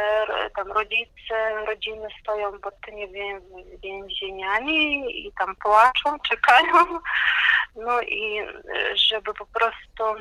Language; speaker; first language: Polish; non-native, fluent; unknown